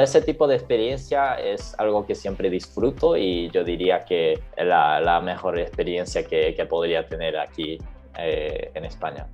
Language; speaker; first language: Spanish; non-native, fluent; Japanese